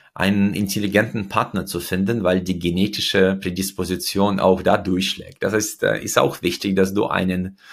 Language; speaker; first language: German; early bilingual, other home language; Russian